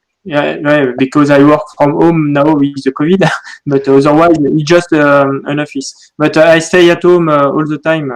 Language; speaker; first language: English; non-native, learner; French